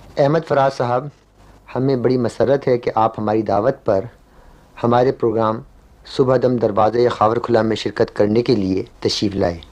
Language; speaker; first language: Urdu; native; Urdu